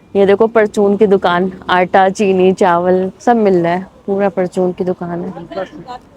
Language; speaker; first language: Urdu; native; Urdu